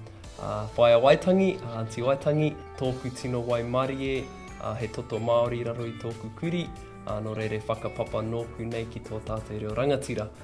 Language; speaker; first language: Māori; non-native, local second language; English